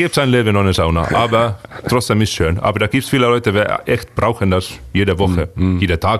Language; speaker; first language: German; non-native, fluent; Finnish